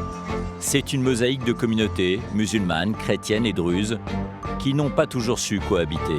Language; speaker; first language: French; native; French